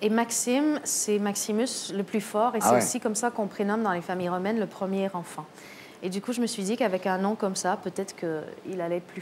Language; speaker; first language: French; native; French